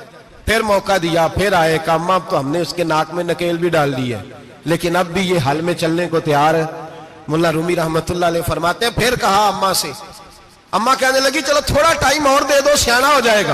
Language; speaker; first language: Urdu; non-native, local second language; Punjabi